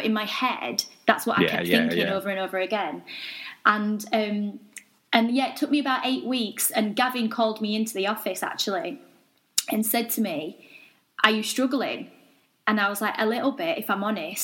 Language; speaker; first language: English; native; English